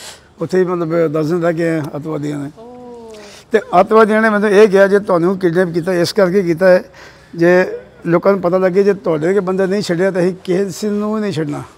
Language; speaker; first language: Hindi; non-native, local second language; Punjabi